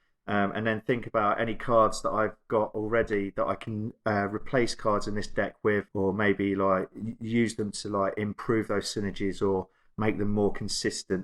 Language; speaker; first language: English; native; English